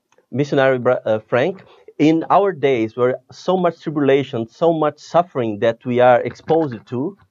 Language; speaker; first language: English; non-native, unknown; Portuguese